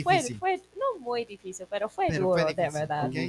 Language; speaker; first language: Spanish; non-native, learner; English